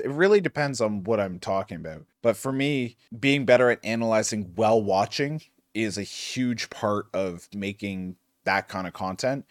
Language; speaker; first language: English; native; English